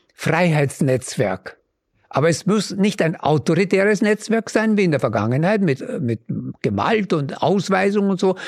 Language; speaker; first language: German; native; German